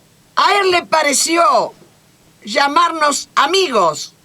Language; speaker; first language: Spanish; native; Spanish